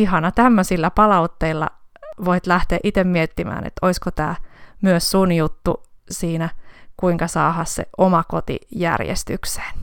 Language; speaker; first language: Finnish; native; Finnish